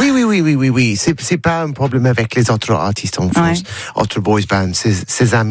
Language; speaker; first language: French; non-native, learner; English